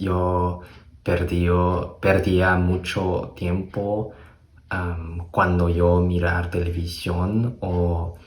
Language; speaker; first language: Spanish; non-native, learner; English